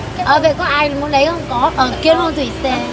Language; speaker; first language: Korean; non-native, learner; Vietnamese